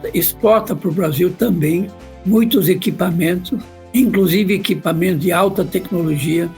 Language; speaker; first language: Portuguese; non-native, fluent; Chinese